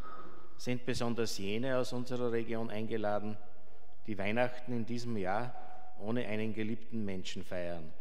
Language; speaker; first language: German; native; German